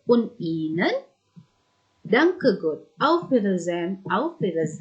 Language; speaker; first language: German; non-native, fluent; Indonesian